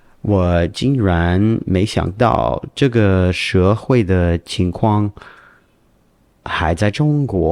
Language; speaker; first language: Chinese; non-native, learner; English